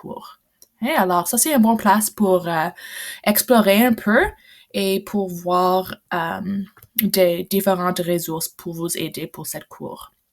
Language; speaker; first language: French; non-native, local second language; English